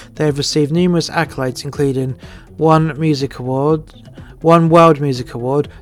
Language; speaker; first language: English; native; English